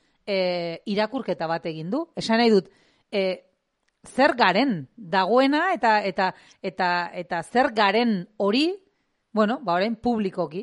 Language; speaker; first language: Basque; native; Basque